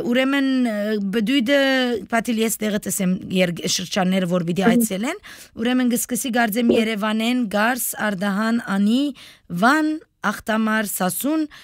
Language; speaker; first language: Armenian; early bilingual, heritage; Armenian